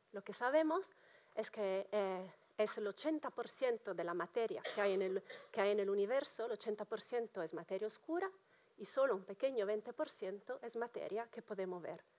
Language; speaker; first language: Spanish; non-native, fluent; Italian